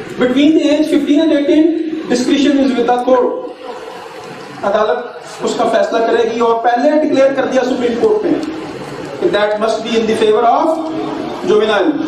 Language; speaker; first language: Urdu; non-native, local second language; Punjabi